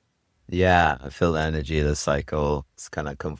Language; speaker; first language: English; non-native, fluent; Swedish